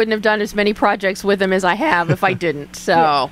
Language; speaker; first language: English; native; English